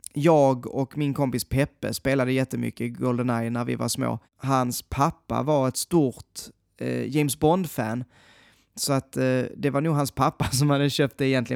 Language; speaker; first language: Swedish; native; Swedish